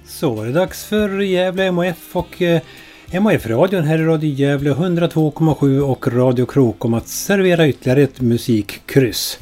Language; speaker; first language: Swedish; native; Swedish